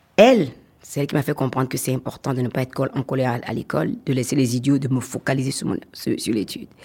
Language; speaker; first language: French; non-native, local second language; Fon